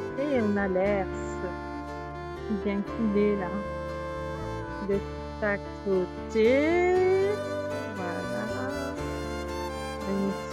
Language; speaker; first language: French; native; French